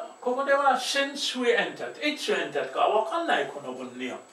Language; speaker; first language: Japanese; non-native, fluent; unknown